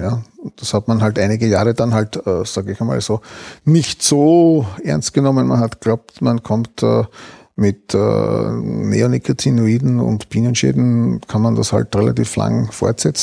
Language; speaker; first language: German; native; German